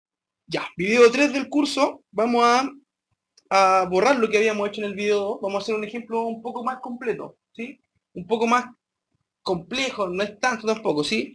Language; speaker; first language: Spanish; native; Spanish